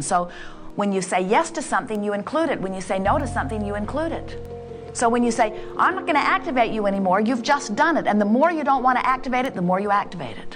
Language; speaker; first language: English; native; English